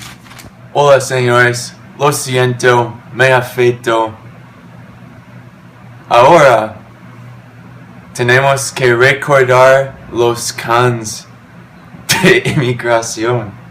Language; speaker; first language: Spanish; non-native, learner; English